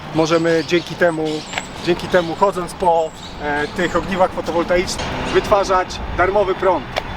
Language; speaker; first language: Polish; native; Polish